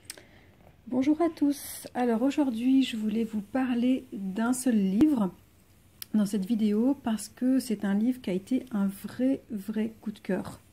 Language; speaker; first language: French; native; French